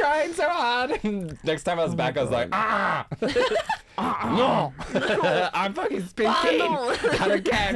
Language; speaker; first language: English; native; English